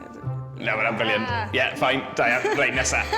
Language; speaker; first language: Welsh; native; Welsh